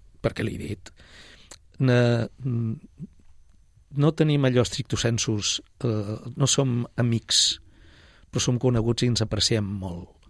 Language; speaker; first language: Catalan; native; Catalan